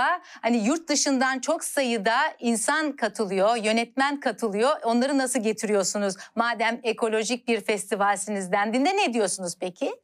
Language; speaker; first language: Turkish; native; Turkish